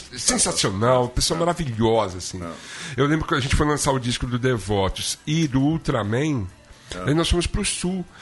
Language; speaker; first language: Portuguese; native; Portuguese